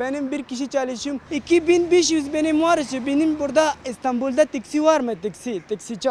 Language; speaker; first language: Turkish; non-native, learner; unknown